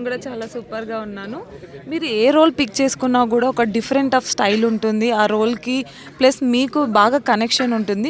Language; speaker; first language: Telugu; native; Telugu